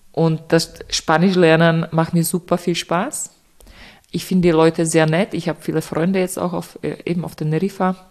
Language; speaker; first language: German; non-native, fluent; Czech